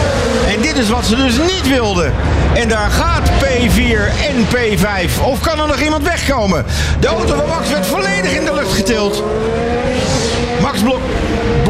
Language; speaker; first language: Dutch; native; Dutch